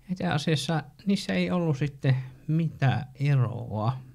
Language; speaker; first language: Finnish; native; Finnish